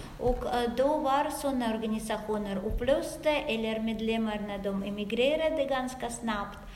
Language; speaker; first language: Swedish; non-native, fluent; Russian